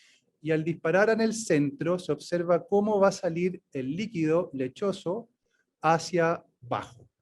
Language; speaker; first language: Spanish; native; Spanish